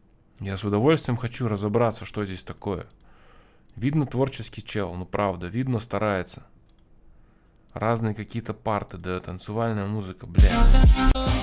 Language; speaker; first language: Russian; native; Russian